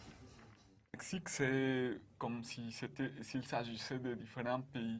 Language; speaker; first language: French; non-native, fluent; Spanish